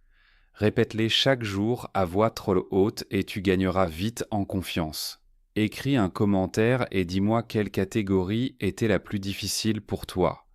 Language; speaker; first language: French; native; French